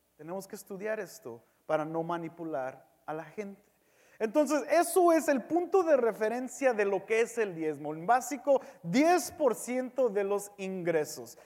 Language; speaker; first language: Spanish; early bilingual, heritage; Spanish